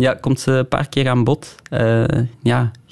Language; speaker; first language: Dutch; native; Dutch